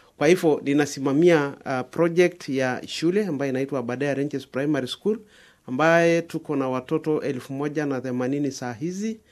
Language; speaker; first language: Swahili; non-native, local second language; Masai